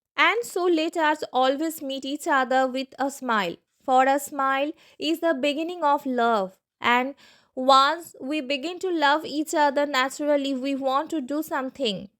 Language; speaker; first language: English; non-native, local second language; Bangla